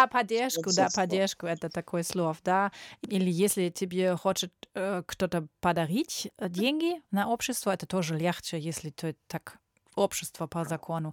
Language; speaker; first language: Russian; non-native, learner; German